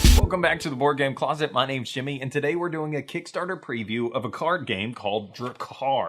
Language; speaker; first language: English; native; English